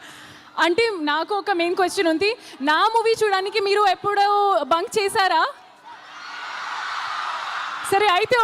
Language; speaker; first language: Telugu; non-native, learner; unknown